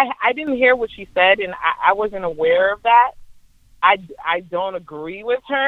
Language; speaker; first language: English; native; English